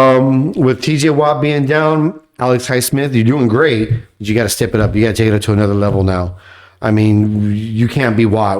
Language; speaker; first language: English; native; English